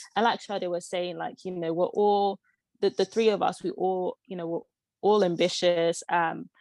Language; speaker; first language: English; early bilingual, other home language; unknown